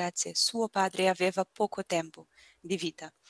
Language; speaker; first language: Italian; non-native, learner; Portuguese